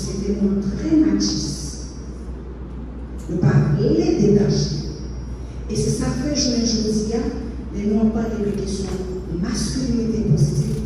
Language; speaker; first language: French; non-native, local second language; Haitian Creole